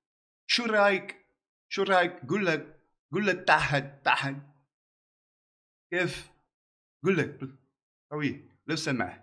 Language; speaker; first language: Arabic; non-native, learner; Portuguese